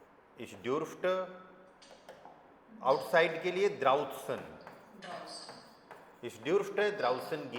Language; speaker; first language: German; non-native, fluent; Hindi